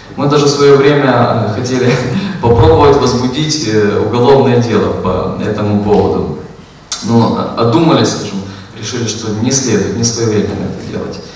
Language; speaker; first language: Russian; non-native, local second language; Ukrainian